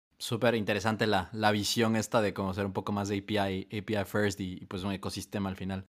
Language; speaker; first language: Spanish; native; Spanish